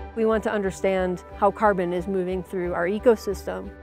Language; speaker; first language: English; native; English